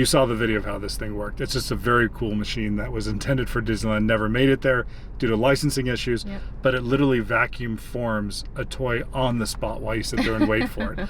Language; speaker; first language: English; native; English